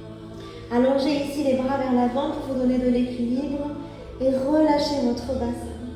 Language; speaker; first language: French; native; French